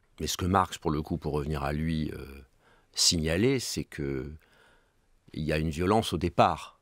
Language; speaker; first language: French; native; French